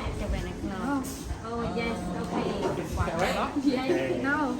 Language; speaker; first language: English; non-native, learner; Khmer